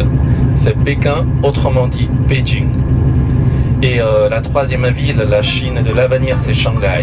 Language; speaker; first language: French; non-native, fluent; Chinese